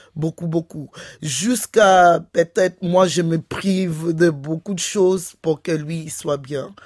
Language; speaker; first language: French; non-native, fluent; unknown